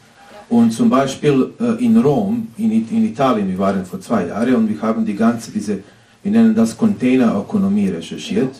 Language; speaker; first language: German; non-native, fluent; Serbian